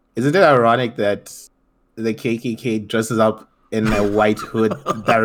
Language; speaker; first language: English; non-native, local second language; Nyanja